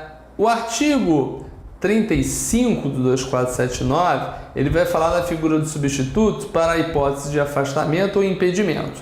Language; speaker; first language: Portuguese; native; Portuguese